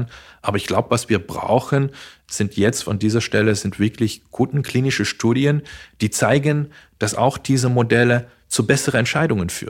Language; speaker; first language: German; non-native, fluent; Dutch